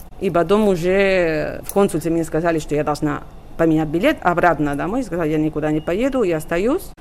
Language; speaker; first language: Russian; non-native, fluent; Catalan